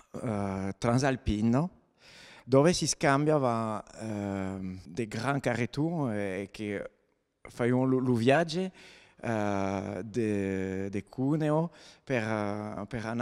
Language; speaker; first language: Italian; non-native, learner; French